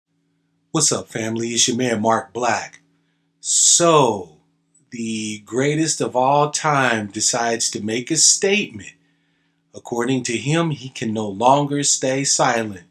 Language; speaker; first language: English; native; English